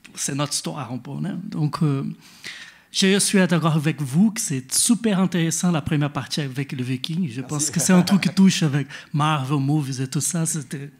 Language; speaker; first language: French; non-native, fluent; Portuguese